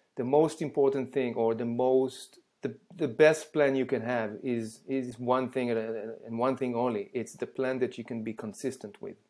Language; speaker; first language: English; non-native, fluent; Hebrew